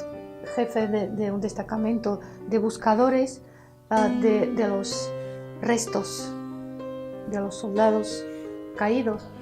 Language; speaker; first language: Spanish; early bilingual, heritage; Spanish